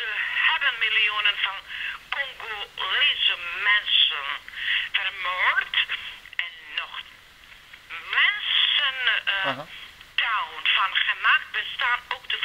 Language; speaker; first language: Dutch; non-native, learner; Serbian